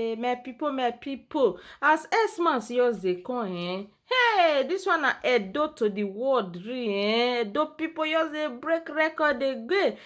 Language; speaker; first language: Nigerian Pidgin; native; Nigerian Pidgin